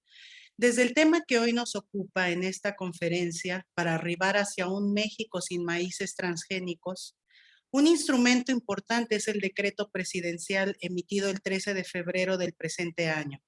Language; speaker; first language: Spanish; native; Spanish